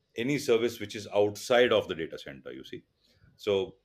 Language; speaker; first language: English; non-native, local second language; Tulu